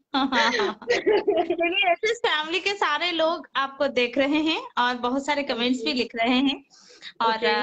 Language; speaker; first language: Hindi; non-native, local second language; Odia